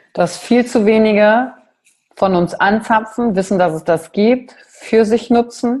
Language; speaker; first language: German; native; German